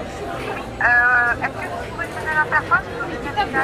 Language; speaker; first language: French; native; French